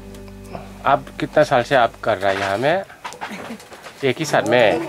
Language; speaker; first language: Hindi; non-native, local second language; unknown